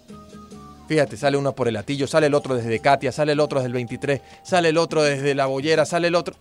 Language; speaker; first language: Spanish; native; Spanish